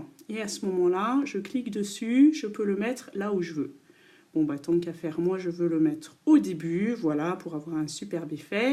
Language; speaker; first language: French; native; French